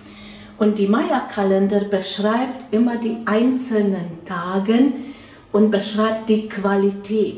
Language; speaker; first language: German; non-native, fluent; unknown